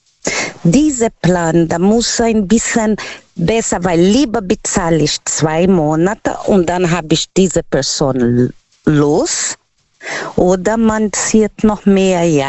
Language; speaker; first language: German; non-native, learner; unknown